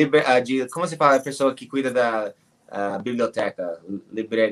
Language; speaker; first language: Portuguese; non-native, learner; English